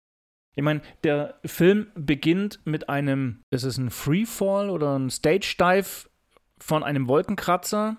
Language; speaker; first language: German; native; German